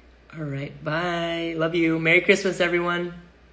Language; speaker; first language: English; early bilingual, other home language; Korean